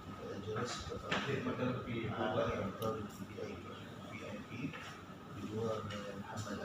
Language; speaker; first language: Arabic; native; Arabic